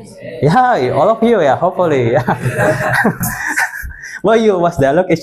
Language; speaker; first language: English; non-native, fluent; Indonesian